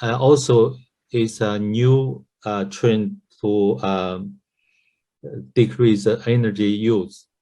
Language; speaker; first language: English; non-native, learner; Chinese